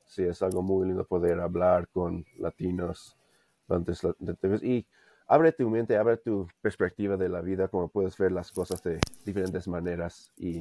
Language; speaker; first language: Spanish; non-native, fluent; English